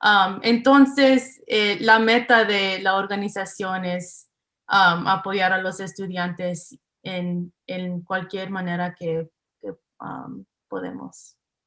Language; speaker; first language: Spanish; early bilingual, heritage; English